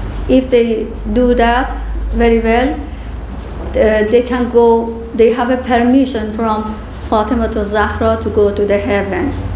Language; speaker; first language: English; non-native, learner; Persian